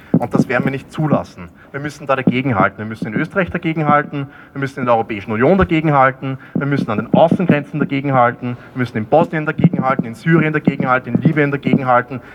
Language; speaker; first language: German; native; German